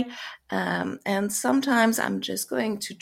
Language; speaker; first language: English; non-native, fluent; French